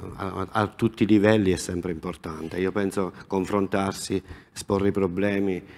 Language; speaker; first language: Italian; native; Italian